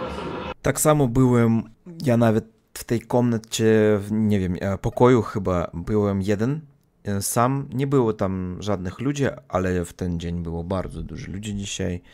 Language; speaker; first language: Polish; non-native, learner; Russian